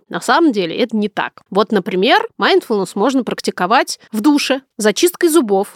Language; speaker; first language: Russian; native; Russian